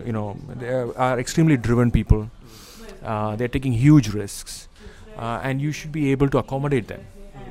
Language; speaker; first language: English; non-native, local second language; Malayalam